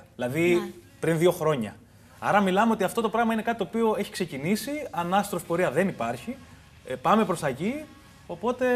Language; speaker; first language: Greek; native; Greek